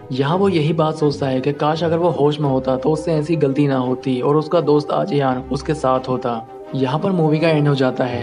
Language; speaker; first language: Hindi; native; Hindi